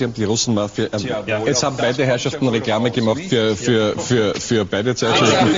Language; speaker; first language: German; native; German